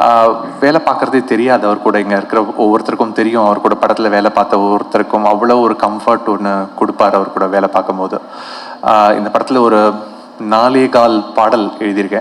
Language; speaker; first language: Tamil; native; Tamil